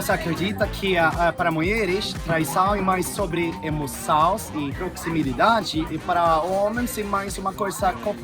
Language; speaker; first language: Portuguese; non-native, learner; Swedish